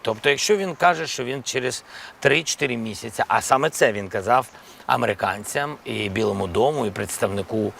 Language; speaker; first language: Ukrainian; non-native, local second language; Russian